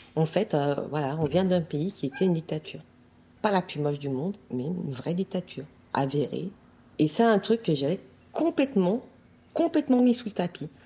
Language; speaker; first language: French; native; French